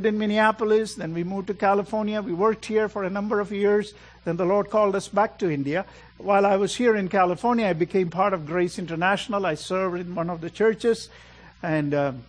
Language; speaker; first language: English; non-native, local second language; Malayalam